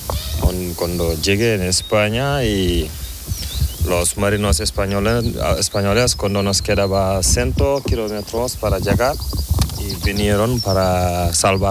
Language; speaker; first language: Spanish; non-native, learner; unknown